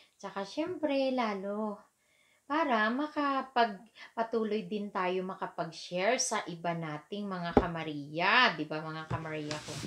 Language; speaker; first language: Filipino; non-native, local second language; Hiligaynon